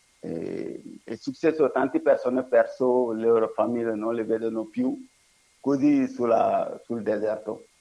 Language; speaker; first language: Italian; non-native, learner; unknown